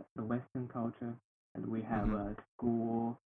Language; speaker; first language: English; non-native, learner; Chinese